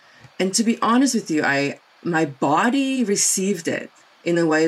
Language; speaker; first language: English; non-native, local second language; Afrikaans